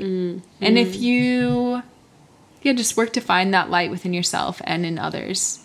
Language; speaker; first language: English; early bilingual, other home language; Spanish